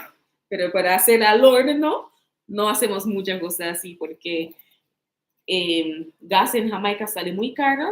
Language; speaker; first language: Spanish; non-native, fluent; English